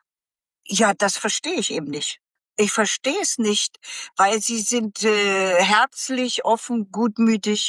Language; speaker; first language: German; native; German